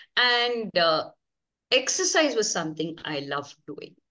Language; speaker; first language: English; non-native, local second language; Konkani